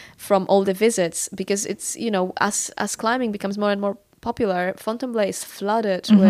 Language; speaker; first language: English; non-native, fluent; Polish